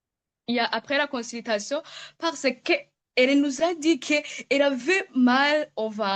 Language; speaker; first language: French; non-native, local second language; Rundi